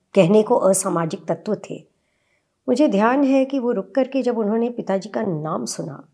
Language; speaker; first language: Hindi; native; Hindi